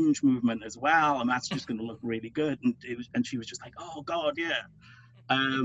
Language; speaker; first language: English; native; English